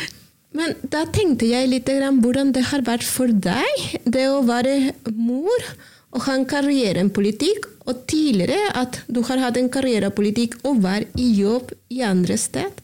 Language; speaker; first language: Norwegian; non-native, learner; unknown